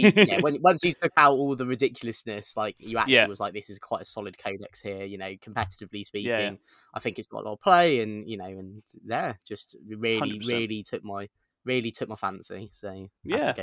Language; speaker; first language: English; native; English